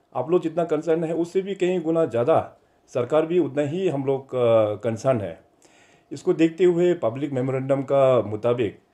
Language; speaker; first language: Hindi; non-native, local second language; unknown